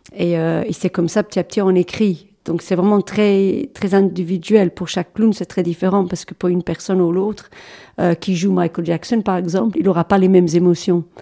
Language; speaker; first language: French; non-native, fluent; English